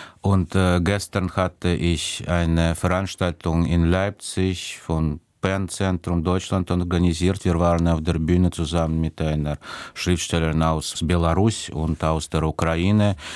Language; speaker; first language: German; non-native, fluent; Russian